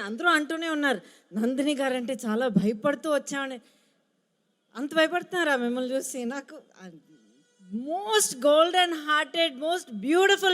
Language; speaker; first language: Telugu; native; Telugu